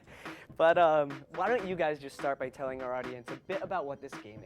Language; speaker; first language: English; native; English